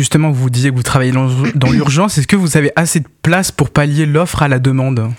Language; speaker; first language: French; native; French